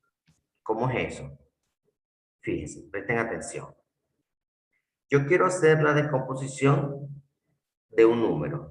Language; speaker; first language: Spanish; native; Spanish